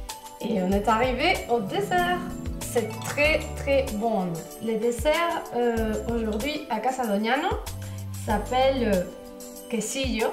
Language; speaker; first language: French; non-native, fluent; Spanish